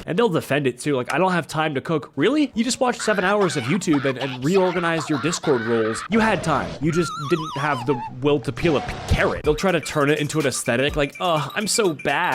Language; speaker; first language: English; native; English